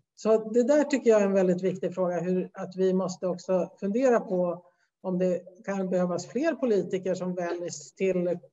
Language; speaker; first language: Swedish; native; Swedish